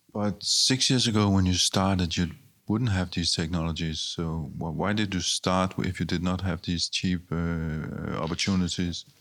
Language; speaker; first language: English; non-native, fluent; Danish